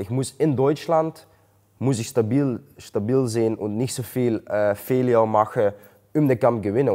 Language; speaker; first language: German; non-native, learner; Dutch